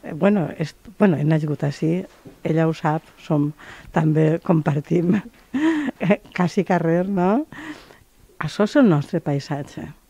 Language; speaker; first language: Catalan; native; Catalan